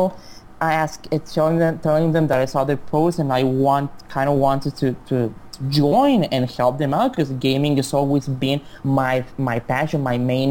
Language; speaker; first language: English; non-native, fluent; Spanish